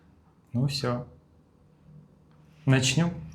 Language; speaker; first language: Russian; native; Russian